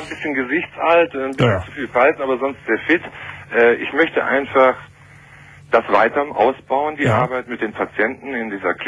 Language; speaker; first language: German; native; German